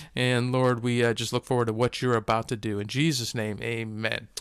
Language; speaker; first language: English; native; English